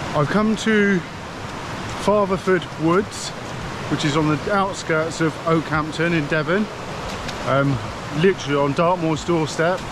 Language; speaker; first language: English; native; English